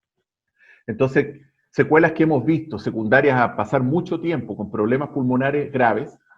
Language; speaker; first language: Spanish; native; Spanish